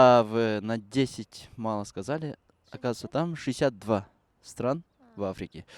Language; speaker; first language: Russian; non-native, local second language; Kyrgyz